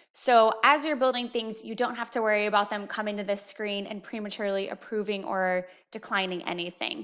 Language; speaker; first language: English; native; English